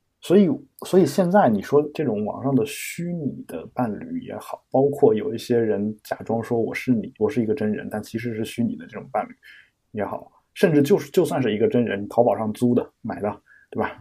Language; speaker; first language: Chinese; native; Chinese